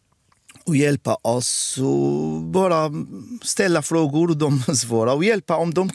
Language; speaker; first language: Swedish; non-native, fluent; Arabic